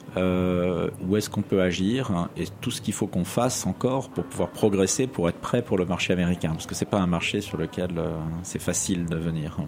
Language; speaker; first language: French; native; French